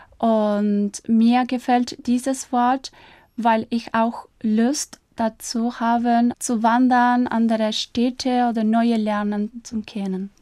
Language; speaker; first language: German; non-native, fluent; Spanish